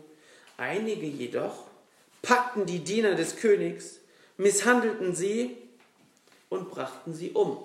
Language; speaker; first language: German; native; German